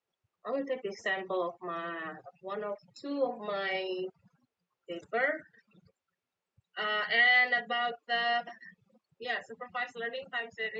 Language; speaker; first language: English; non-native, fluent; Indonesian